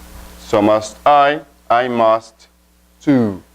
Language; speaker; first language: English; non-native, fluent; Spanish